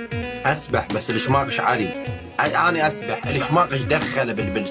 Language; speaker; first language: Arabic; native; Arabic